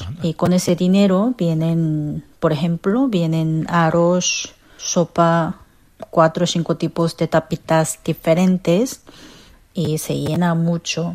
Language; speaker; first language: Spanish; non-native, learner; Korean